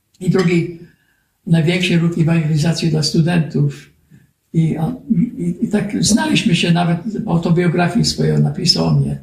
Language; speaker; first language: Polish; early bilingual, heritage; Polish